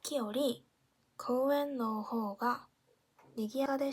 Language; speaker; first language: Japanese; non-native, fluent; Korean